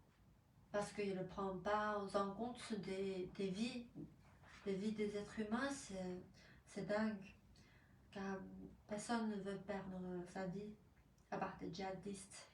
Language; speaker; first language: French; non-native, fluent; Chinese